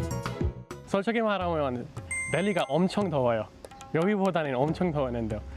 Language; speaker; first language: Korean; non-native, fluent; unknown